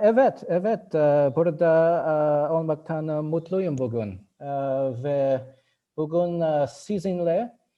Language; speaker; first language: Turkish; non-native, learner; English